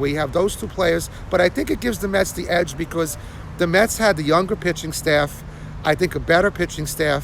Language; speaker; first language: English; native; English